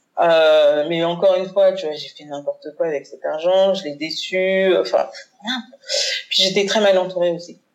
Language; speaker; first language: French; early bilingual, other home language; Haitian Creole